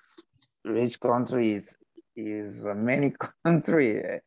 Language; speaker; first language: English; non-native, learner; Arabic